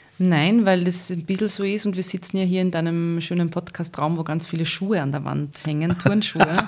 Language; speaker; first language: German; native; German